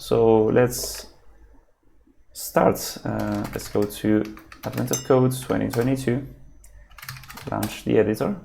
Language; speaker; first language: English; non-native, fluent; Spanish